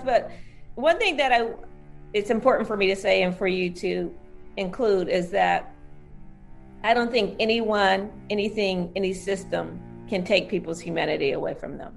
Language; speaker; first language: English; native; English